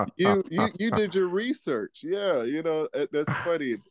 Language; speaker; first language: English; native; English